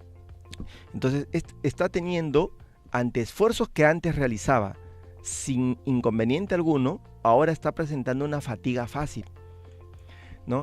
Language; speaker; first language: Spanish; native; Spanish